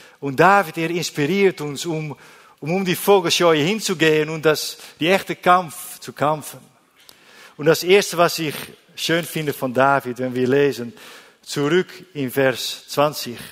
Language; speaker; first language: German; non-native, learner; Dutch